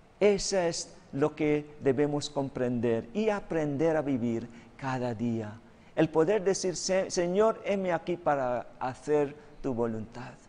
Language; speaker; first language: Spanish; non-native, fluent; Filipino